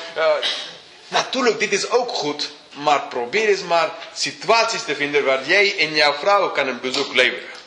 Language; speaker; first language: Dutch; non-native, fluent; English